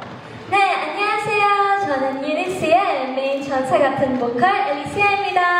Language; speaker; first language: Korean; non-native, fluent; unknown